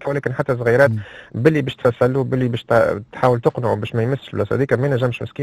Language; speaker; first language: Arabic; native; Arabic